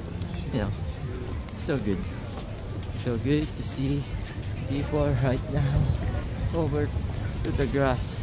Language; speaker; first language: English; non-native, local second language; Filipino